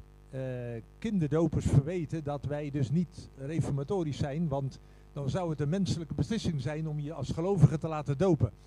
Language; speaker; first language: Dutch; native; Dutch